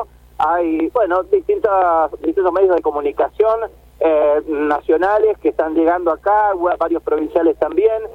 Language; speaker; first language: Spanish; native; Spanish